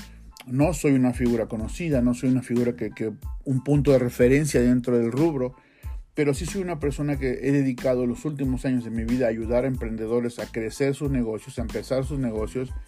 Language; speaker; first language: Spanish; native; Spanish